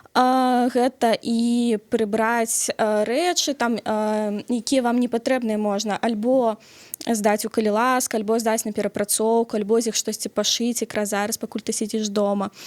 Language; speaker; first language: Belarusian; non-native, local second language; Russian